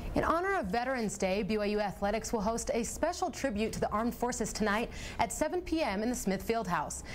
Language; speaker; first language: English; native; English